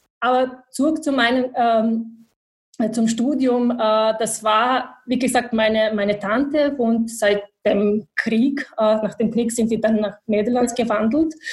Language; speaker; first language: German; non-native, fluent; Bosnian